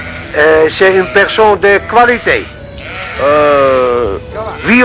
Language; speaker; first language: French; non-native, learner; Dutch